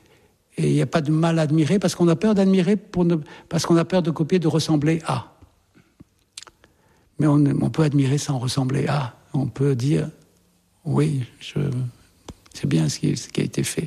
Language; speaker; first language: French; native; French